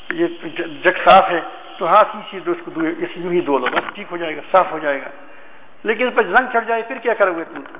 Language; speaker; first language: Urdu; native; Urdu